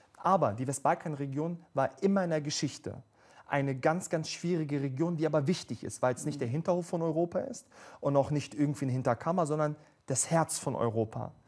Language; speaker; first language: German; early bilingual, other home language; Bosnian